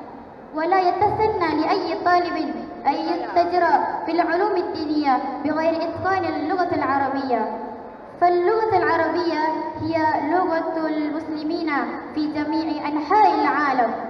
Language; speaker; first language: Arabic; non-native, fluent; Malay